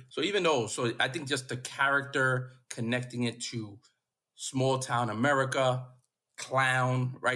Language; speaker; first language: English; native; English